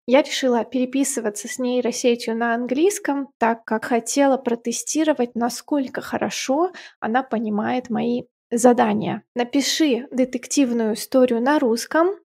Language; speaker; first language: Russian; native; Russian